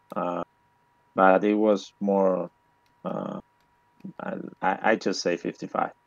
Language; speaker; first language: English; non-native, learner; Spanish